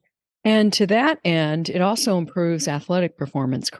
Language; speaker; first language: English; native; English